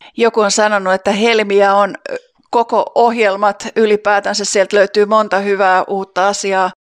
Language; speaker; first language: Finnish; native; Finnish